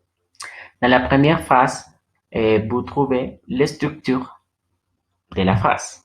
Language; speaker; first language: French; non-native, learner; Spanish